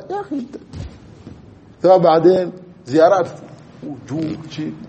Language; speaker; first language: Arabic; non-native, fluent; Swahili